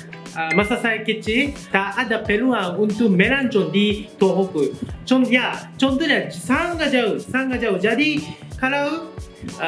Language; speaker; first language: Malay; non-native, learner; Japanese